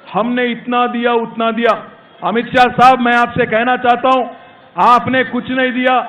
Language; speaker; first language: Hindi; non-native, local second language; Telugu